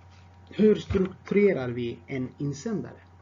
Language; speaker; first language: Swedish; non-native, fluent; Tigrinya